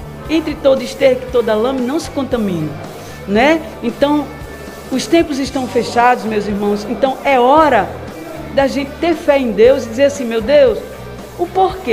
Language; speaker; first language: Portuguese; native; Portuguese